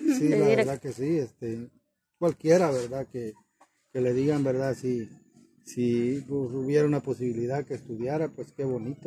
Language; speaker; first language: Spanish; native; Spanish